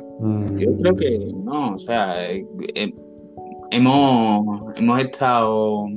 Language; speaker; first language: Spanish; native; Spanish